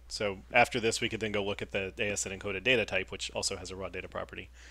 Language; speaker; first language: English; native; English